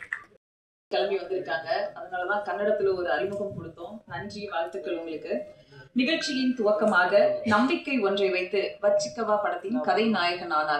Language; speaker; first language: Tamil; native; Tamil